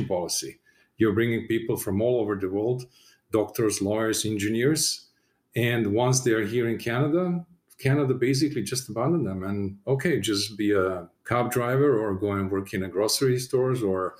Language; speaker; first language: English; non-native, fluent; Serbian